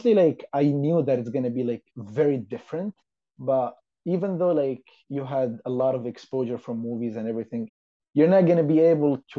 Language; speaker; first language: English; non-native, fluent; Arabic